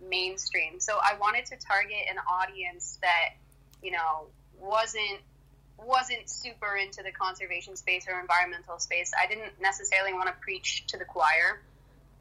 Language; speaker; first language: English; native; English